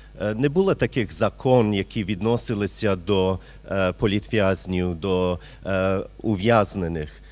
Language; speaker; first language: Ukrainian; early bilingual, heritage; Ukrainian